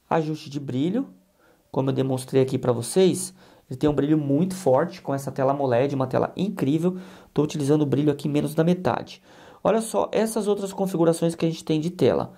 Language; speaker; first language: Portuguese; native; Portuguese